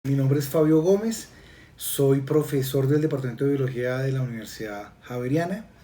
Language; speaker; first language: Spanish; native; Spanish